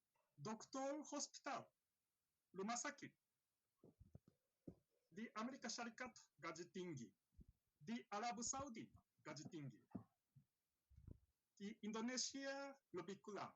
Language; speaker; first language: Indonesian; non-native, learner; Japanese